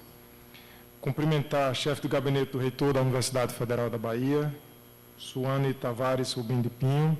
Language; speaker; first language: Portuguese; native; Portuguese